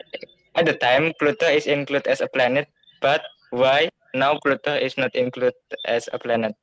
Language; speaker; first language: English; non-native, learner; Indonesian